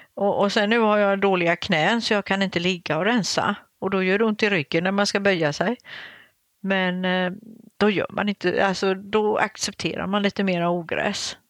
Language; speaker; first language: Swedish; native; Swedish